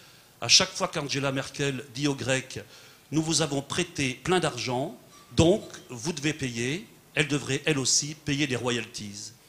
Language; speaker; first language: French; native; French